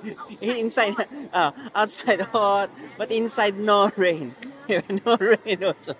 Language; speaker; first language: English; non-native, learner; Filipino